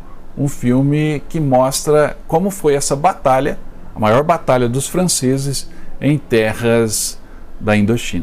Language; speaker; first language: Portuguese; native; Portuguese